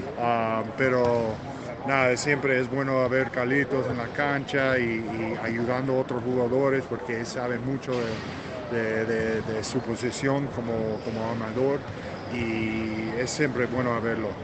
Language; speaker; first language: Spanish; early bilingual, heritage; English